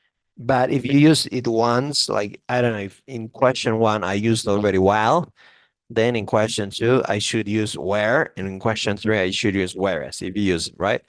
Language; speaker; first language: English; non-native, fluent; Spanish